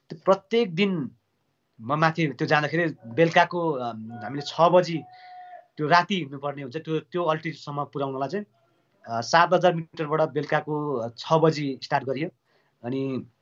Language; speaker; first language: Nepali; native; Nepali